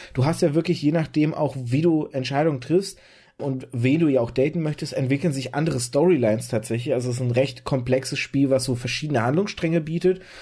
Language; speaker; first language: German; early bilingual, other home language; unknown